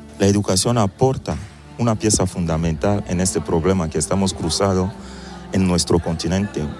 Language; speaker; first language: Spanish; non-native, fluent; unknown